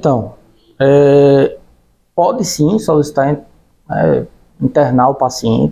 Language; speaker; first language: Portuguese; native; Portuguese